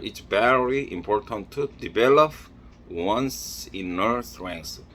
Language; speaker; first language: English; non-native, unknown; Korean